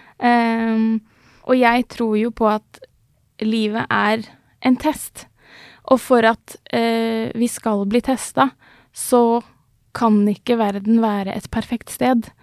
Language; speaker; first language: Norwegian; early bilingual, other home language; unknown